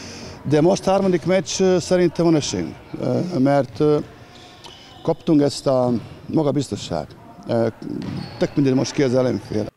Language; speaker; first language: Hungarian; non-native, learner; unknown